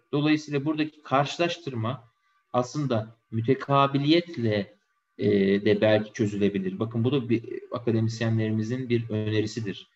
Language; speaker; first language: Turkish; native; Turkish